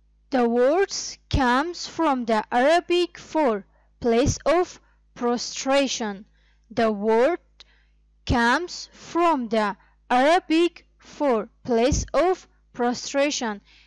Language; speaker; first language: English; non-native, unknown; Persian